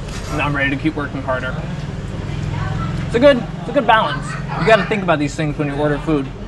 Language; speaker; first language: English; native; English